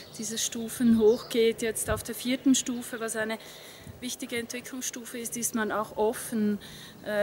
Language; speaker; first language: German; native; German